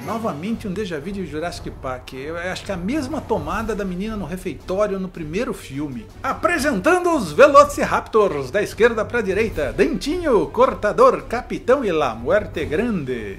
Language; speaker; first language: Portuguese; native; Portuguese